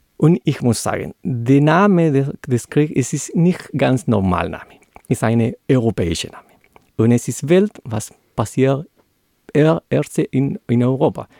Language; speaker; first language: German; non-native, learner; Spanish